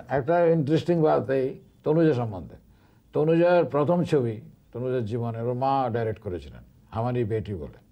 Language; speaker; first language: Bangla; native; Bangla